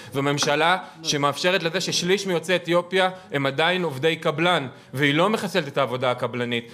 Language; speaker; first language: Hebrew; native; Hebrew